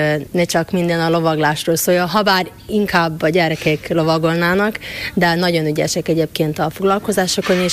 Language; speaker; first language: Hungarian; native; Hungarian